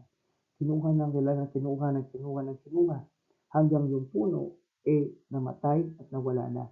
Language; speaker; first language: Filipino; native; Filipino